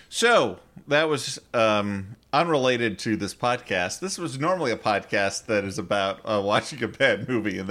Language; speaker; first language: English; native; English